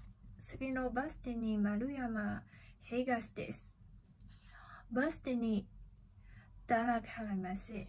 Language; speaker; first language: Japanese; non-native, learner; Chinese